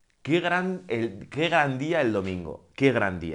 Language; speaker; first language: Spanish; native; Spanish